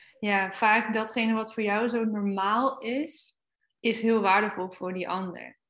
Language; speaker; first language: Dutch; native; Dutch